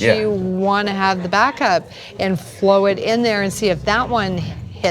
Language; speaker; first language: English; native; English